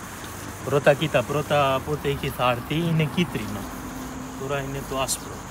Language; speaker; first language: Greek; non-native, learner; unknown